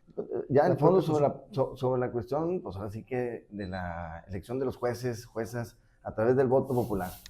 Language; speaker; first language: Spanish; native; Spanish